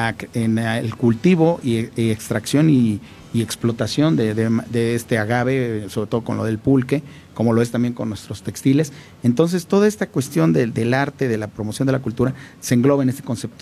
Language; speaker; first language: Spanish; native; Spanish